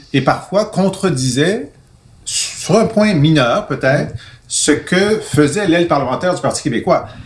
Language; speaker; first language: French; native; French